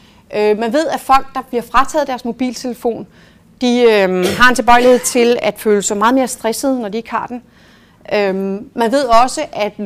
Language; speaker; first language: Danish; native; Danish